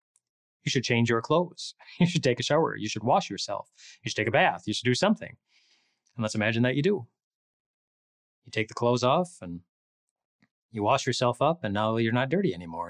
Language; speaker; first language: English; native; English